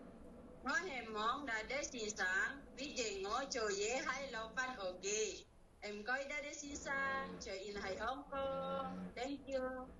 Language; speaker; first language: Cantonese; non-native, learner; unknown